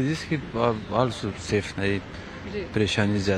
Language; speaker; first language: Hindi; non-native, learner; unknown